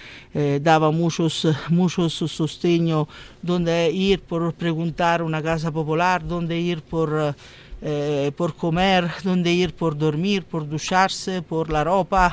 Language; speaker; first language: Spanish; non-native, learner; Italian